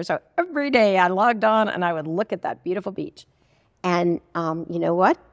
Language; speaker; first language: English; native; English